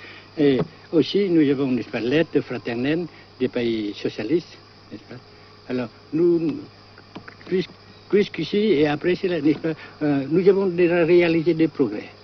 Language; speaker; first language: French; non-native, local second language; Vietnamese